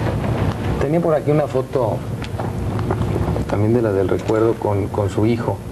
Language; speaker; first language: Spanish; native; Spanish